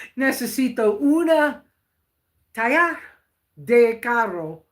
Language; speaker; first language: Spanish; non-native, learner; English